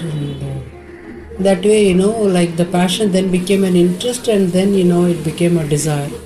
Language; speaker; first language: English; non-native, local second language; Tamil